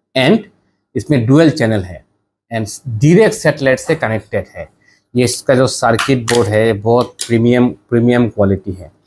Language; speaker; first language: Hindi; non-native, learner; Bangla